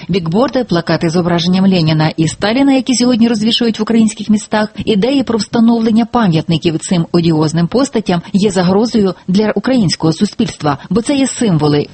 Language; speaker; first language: Ukrainian; native; Ukrainian